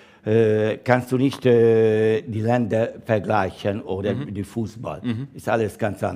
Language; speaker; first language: German; non-native, learner; Hungarian